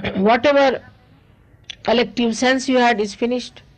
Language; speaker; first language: English; non-native, local second language; Marathi